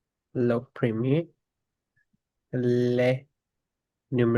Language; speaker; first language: French; non-native, learner; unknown